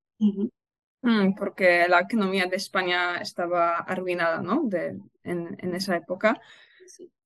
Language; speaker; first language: Spanish; non-native, fluent; Polish